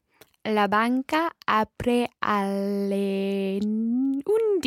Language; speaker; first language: Italian; non-native, learner; English